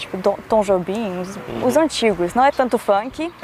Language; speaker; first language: Portuguese; non-native, fluent; Macedonian